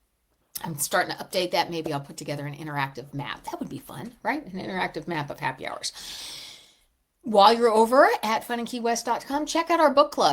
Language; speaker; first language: English; native; English